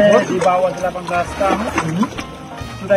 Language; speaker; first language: Indonesian; non-native, learner; German